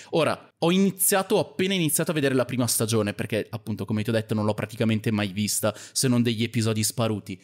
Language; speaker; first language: Italian; native; Italian